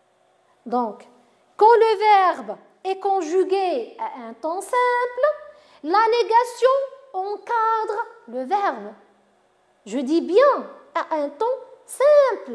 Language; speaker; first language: French; non-native, local second language; Arabic